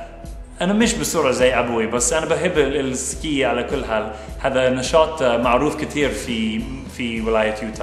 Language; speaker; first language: Arabic; non-native, fluent; English